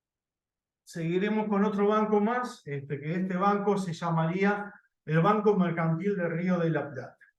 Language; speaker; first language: Spanish; native; Spanish